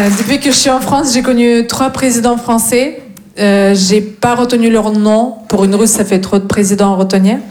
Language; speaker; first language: French; non-native, fluent; Russian